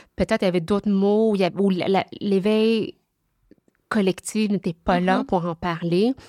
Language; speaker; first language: French; early bilingual, other home language; Vietnamese